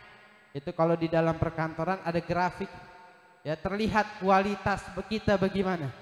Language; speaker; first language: Indonesian; native; Indonesian